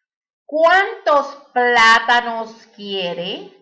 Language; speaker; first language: Spanish; early bilingual, heritage; Spanish